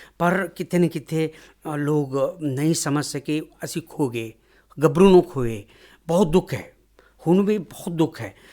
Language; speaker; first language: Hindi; non-native, local second language; Kannada